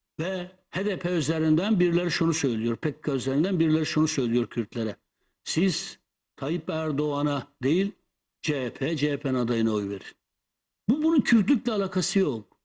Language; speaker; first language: Turkish; non-native, local second language; Kurdish